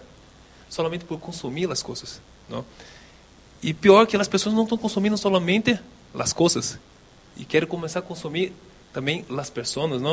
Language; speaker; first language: Spanish; non-native, local second language; Portuguese